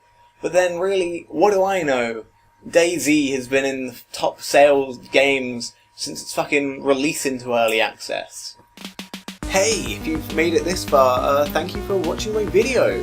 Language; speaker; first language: English; native; English